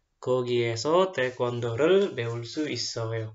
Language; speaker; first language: Korean; non-native, fluent; Indonesian